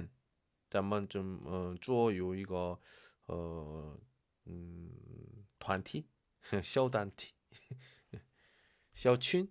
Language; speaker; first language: Chinese; non-native, learner; Korean